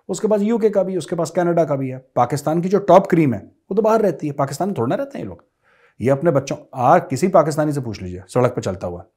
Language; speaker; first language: Hindi; native; Hindi